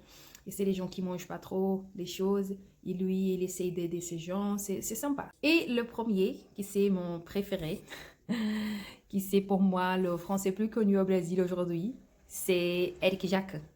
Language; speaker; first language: French; non-native, fluent; Portuguese